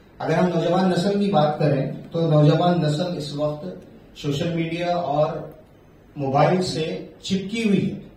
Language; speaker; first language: Urdu; native; Urdu